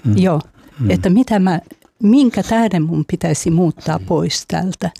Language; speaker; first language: Finnish; non-native, fluent; Russian